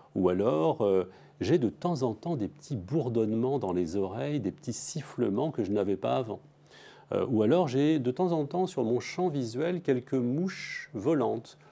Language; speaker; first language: French; native; French